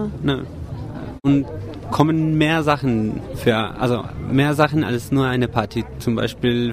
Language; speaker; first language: German; non-native, learner; Spanish